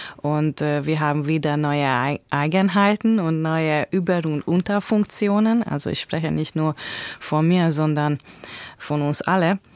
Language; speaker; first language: German; non-native, fluent; Hungarian